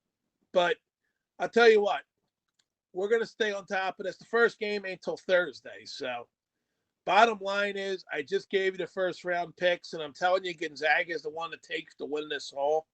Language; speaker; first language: English; native; English